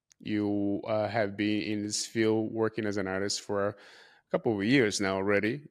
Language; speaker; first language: English; non-native, fluent; Portuguese